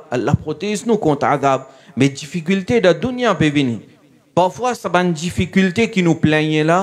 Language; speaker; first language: French; non-native, local second language; Morisyen